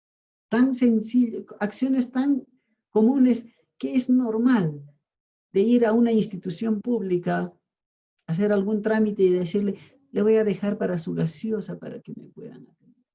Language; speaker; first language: Spanish; native; Spanish